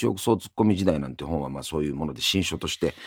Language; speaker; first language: Japanese; native; Japanese